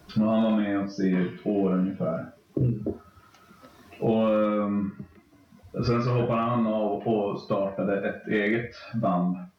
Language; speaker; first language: Swedish; native; Swedish